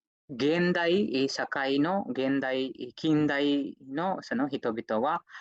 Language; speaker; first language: Japanese; non-native, fluent; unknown